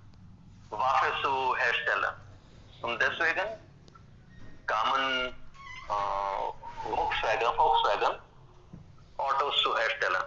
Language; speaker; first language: German; non-native, fluent; Hindi